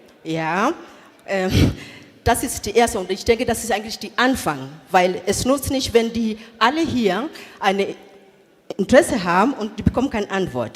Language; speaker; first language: German; non-native, fluent; Swahili